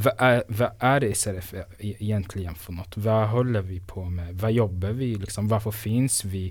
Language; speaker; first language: Swedish; non-native, fluent; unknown